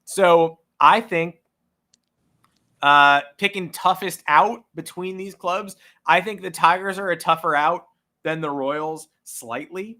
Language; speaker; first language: English; native; English